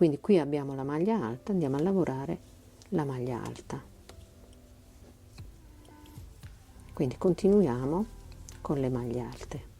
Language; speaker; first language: Italian; native; Italian